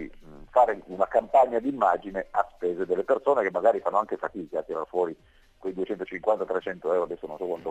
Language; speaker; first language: Italian; native; Italian